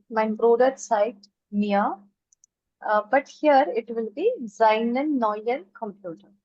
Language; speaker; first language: German; non-native, learner; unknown